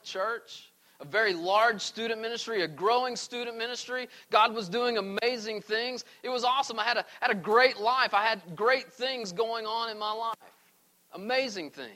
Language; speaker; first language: English; native; English